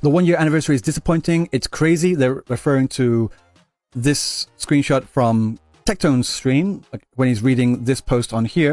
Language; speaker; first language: English; native; English